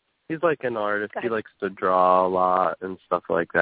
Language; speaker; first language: English; native; English